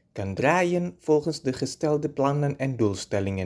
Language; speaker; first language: Dutch; non-native, fluent; Indonesian